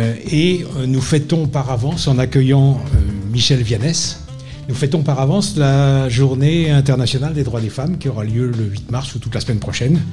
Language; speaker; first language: French; native; French